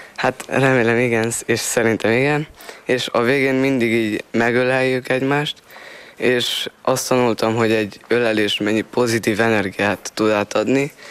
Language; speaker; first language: Hungarian; native; Hungarian